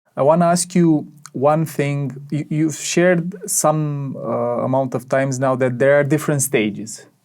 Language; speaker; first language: English; non-native, fluent; Romanian